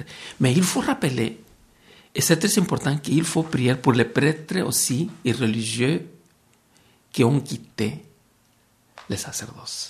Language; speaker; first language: French; non-native, fluent; Spanish